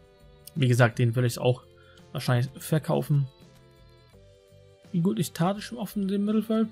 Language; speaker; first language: German; native; German